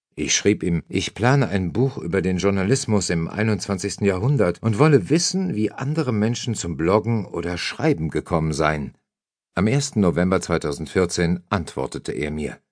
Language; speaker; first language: German; native; German